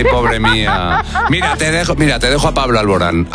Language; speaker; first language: Spanish; native; Spanish